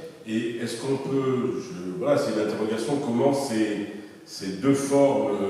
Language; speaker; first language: French; native; French